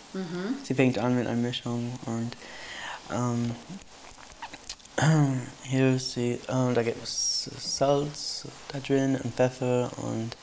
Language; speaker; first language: German; non-native, learner; English